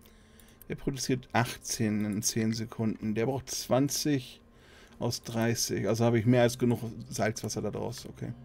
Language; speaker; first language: German; native; German